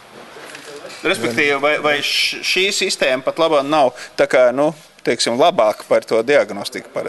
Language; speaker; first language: Latvian; native; Latvian